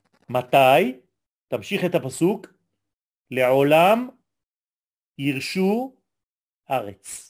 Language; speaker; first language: Hebrew; non-native, fluent; French